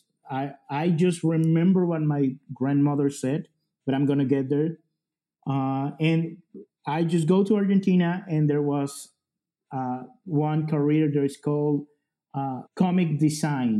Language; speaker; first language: English; non-native, fluent; Spanish